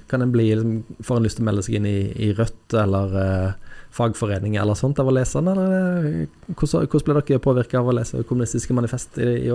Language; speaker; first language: Norwegian; native; Norwegian